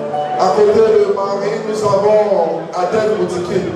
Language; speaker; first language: French; non-native, learner; English